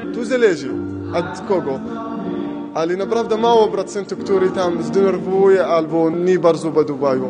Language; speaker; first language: Polish; non-native, learner; Arabic